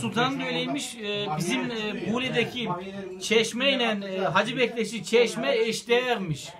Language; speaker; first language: Turkish; native; Turkish